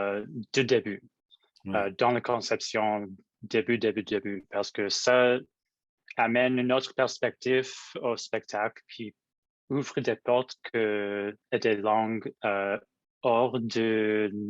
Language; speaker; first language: French; non-native, local second language; English